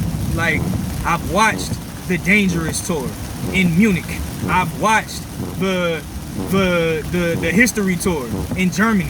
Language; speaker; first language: English; native; English